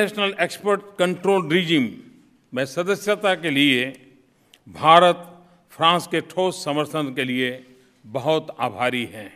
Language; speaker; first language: Hindi; non-native, local second language; Gujarati